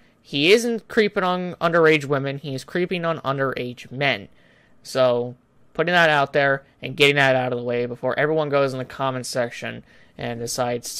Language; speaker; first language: English; native; English